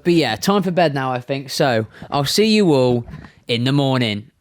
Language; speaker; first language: English; native; English